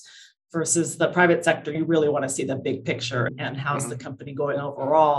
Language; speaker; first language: English; native; English